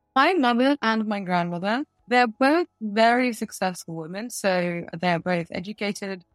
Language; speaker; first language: English; early bilingual, other home language; Russian